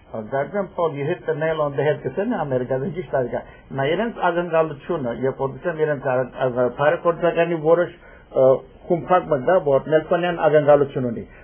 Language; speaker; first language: Armenian; early bilingual, heritage; Armenian